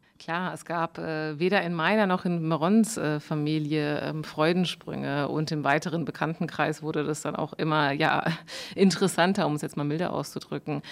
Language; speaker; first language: German; early bilingual, other home language; Urdu